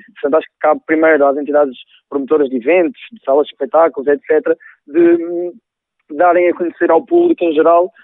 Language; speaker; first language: Portuguese; native; Portuguese